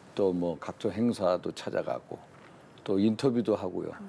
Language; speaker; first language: Korean; native; Korean